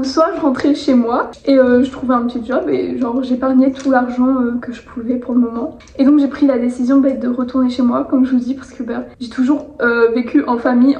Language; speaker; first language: French; native; French